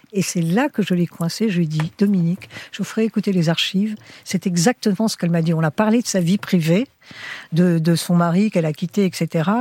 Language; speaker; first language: French; early bilingual, heritage; French